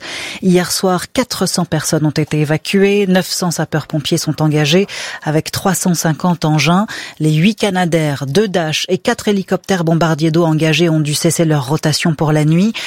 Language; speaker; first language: French; native; French